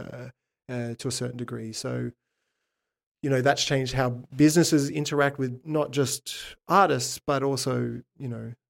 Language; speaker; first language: English; native; English